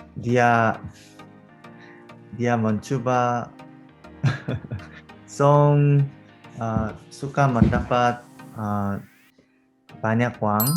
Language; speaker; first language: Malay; non-native, learner; Korean